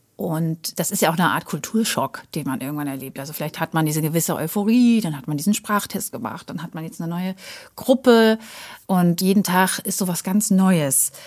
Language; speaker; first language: German; native; German